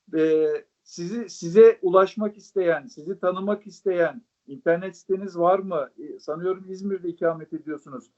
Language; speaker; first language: Turkish; native; Turkish